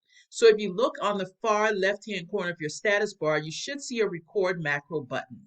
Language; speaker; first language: English; native; English